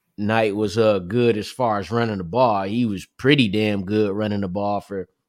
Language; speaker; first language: English; native; English